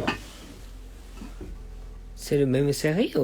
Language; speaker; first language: French; non-native, learner; Japanese